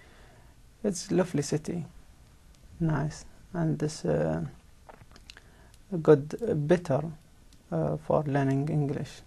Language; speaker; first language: English; non-native, learner; Arabic